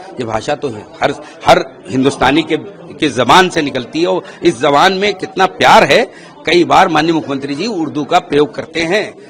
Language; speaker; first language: Hindi; native; Hindi